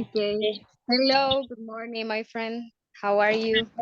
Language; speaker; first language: English; non-native, learner; Spanish